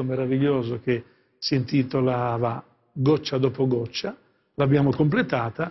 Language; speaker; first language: Italian; native; Italian